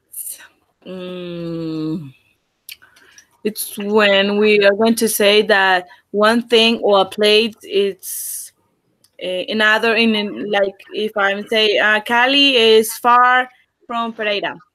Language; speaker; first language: English; non-native, learner; Spanish